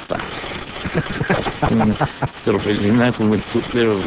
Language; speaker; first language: Spanish; native; Spanish